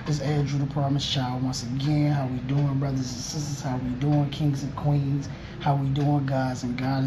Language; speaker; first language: English; native; English